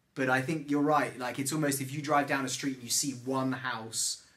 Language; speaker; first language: English; native; English